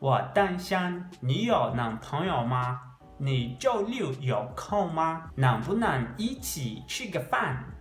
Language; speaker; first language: Chinese; non-native, learner; Portuguese